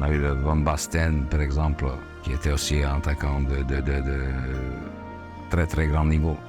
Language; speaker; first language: French; non-native, fluent; Serbian